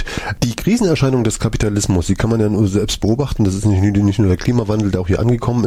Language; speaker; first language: German; native; German